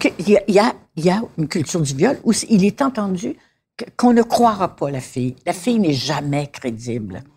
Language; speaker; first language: French; native; French